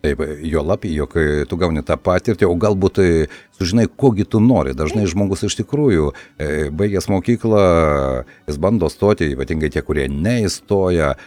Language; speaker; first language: Lithuanian; native; Lithuanian